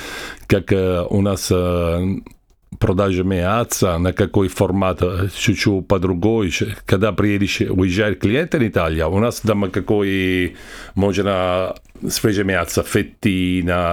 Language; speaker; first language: Russian; non-native, learner; Italian